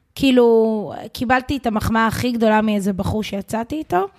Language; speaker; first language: Hebrew; native; Hebrew